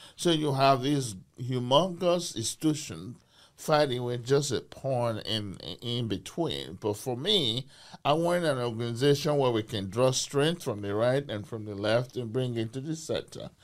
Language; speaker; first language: English; non-native, local second language; Bini